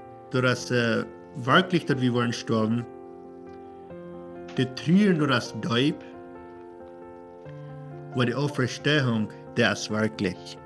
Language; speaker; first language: German; non-native, learner; Plautdietsch